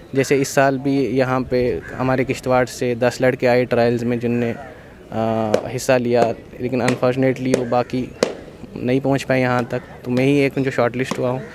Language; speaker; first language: Hindi; native; Hindi